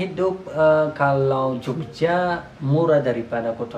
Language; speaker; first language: Indonesian; non-native, learner; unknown